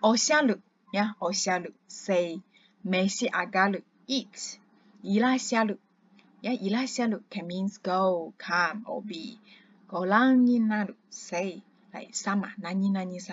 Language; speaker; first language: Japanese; non-native, fluent; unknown